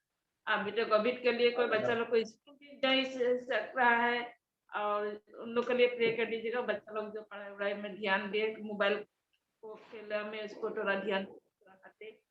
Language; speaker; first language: Hindi; non-native, local second language; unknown